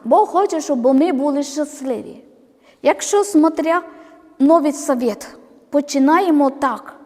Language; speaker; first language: Ukrainian; non-native, learner; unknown